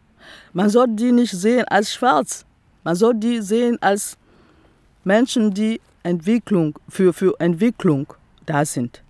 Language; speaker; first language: German; non-native, fluent; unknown